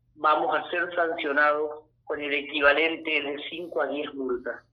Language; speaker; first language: Spanish; native; Spanish